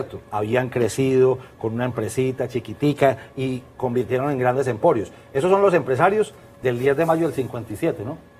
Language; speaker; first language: Spanish; native; Spanish